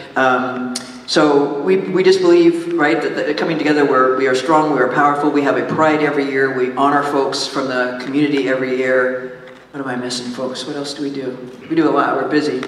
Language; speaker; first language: English; native; English